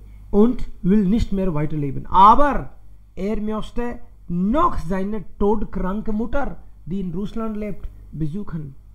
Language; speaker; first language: German; non-native, fluent; Hindi